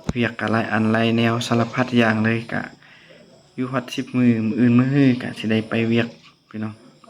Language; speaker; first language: Lao; non-native, local second language; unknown